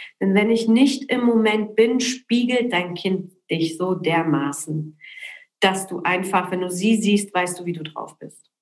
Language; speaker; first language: German; early bilingual, other home language; Polish